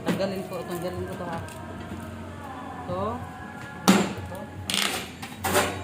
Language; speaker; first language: Filipino; non-native, local second language; Cebuano